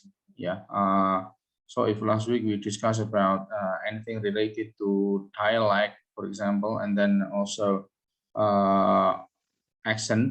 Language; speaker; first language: English; non-native, fluent; Indonesian